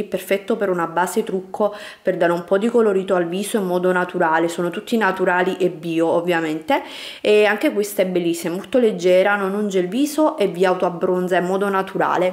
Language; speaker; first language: Italian; native; Italian